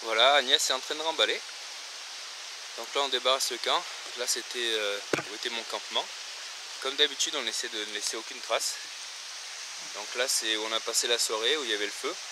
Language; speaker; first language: French; native; French